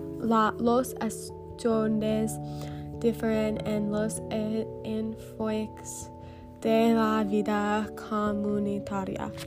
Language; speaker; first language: Spanish; non-native, learner; English